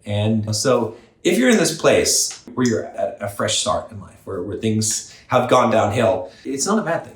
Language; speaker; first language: English; native; English